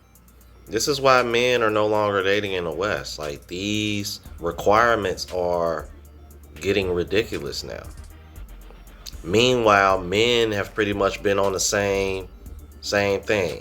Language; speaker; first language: English; native; English